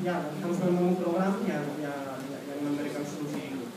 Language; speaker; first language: Indonesian; non-native, fluent; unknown